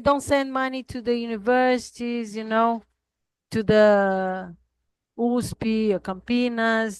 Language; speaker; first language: English; non-native, fluent; Portuguese